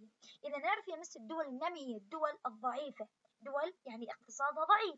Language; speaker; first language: Arabic; native; Arabic